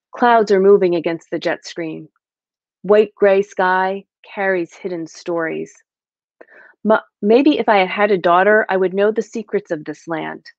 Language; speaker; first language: English; native; English